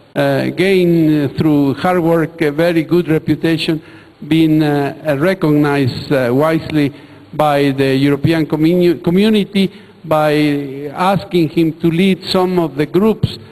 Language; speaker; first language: English; non-native, fluent; Spanish